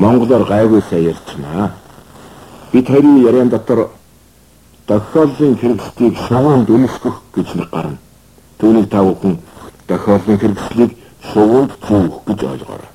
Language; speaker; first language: Mongolian; native; Mongolian